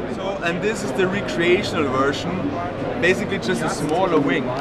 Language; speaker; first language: English; non-native, fluent; German